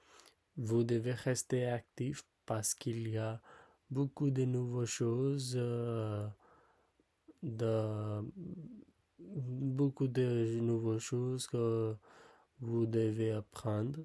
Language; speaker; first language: French; non-native, learner; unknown